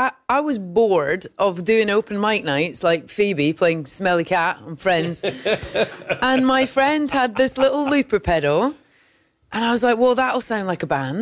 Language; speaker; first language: English; native; English